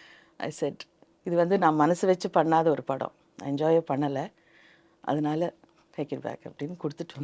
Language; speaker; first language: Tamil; non-native, local second language; Telugu